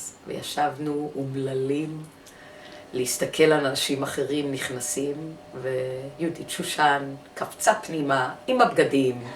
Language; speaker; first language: Hebrew; early bilingual, other home language; English